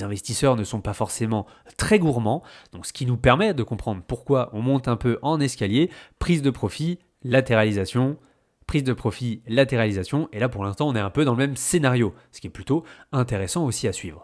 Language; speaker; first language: French; native; French